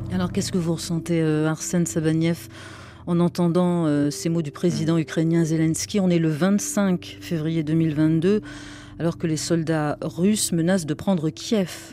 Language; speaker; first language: French; native; French